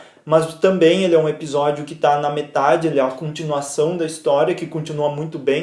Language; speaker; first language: Portuguese; native; Portuguese